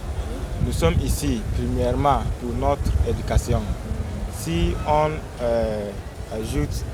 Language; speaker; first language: French; non-native, learner; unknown